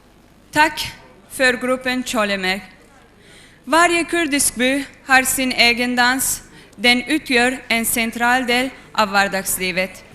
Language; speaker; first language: Swedish; non-native, fluent; Kurdish